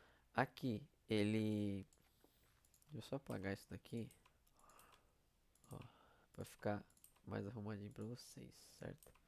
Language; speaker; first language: Portuguese; native; Portuguese